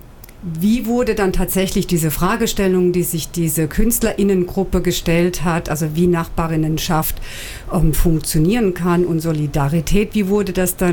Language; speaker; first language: German; native; German